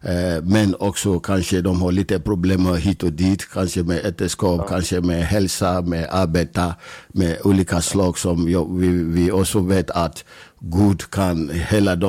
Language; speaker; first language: Swedish; non-native, fluent; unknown